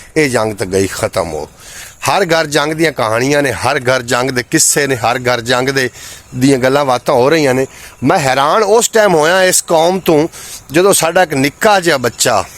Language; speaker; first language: Punjabi; native; Punjabi